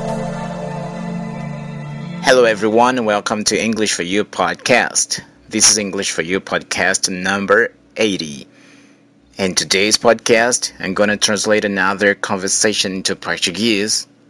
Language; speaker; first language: English; non-native, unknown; Portuguese